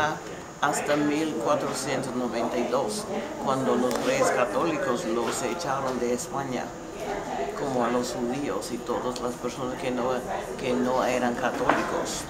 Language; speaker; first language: Spanish; non-native, fluent; English